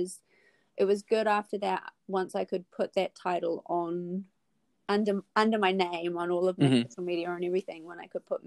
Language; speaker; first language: English; native; English